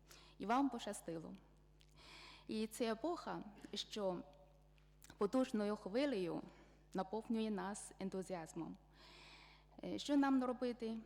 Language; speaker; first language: Ukrainian; non-native, fluent; Chinese